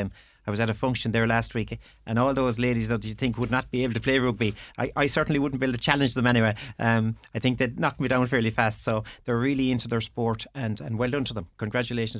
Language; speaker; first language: English; native; English